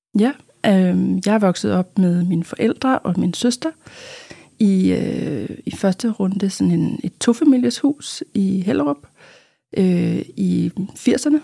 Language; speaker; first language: Danish; native; Danish